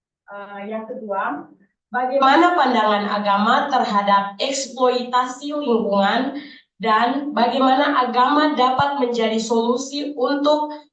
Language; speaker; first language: Indonesian; native; Indonesian